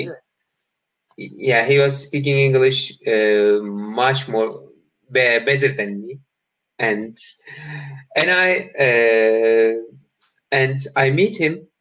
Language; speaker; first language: English; non-native, learner; Turkish